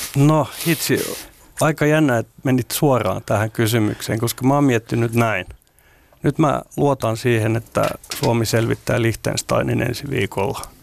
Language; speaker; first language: Finnish; non-native, local second language; Swedish